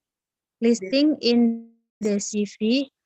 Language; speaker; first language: English; non-native, learner; Indonesian